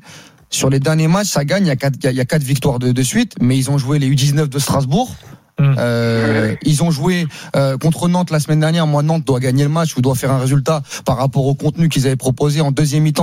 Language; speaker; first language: French; native; French